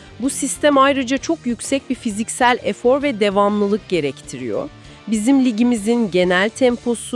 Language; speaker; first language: Turkish; native; Turkish